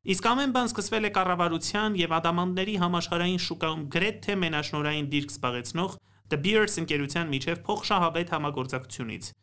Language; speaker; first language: Armenian; native; Armenian